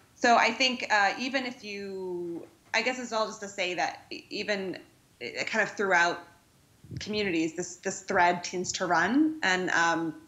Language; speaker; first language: English; native; English